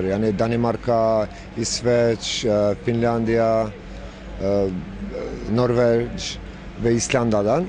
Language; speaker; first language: Turkish; non-native, local second language; Albanian